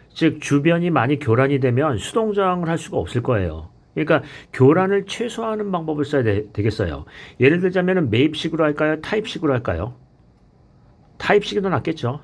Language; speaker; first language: Korean; native; Korean